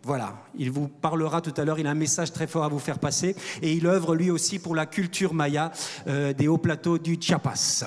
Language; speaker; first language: French; native; French